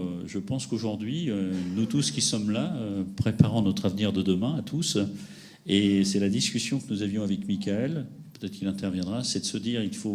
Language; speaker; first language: French; native; French